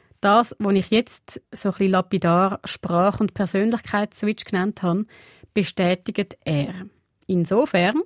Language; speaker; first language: German; early bilingual, other home language; Portuguese